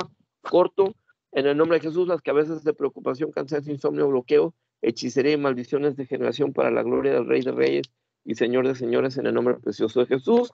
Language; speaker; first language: Spanish; native; Spanish